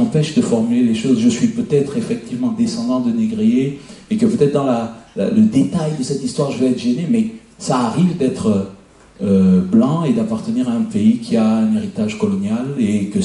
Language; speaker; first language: French; native; French